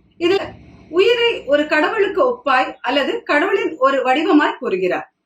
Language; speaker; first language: Tamil; non-native, local second language; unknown